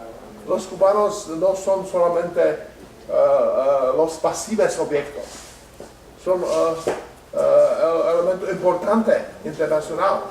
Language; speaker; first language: Spanish; non-native, learner; Czech